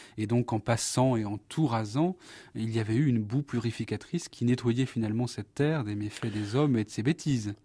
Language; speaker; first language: French; native; French